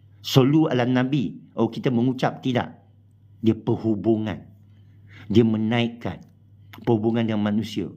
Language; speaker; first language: Malay; non-native, local second language; Chinese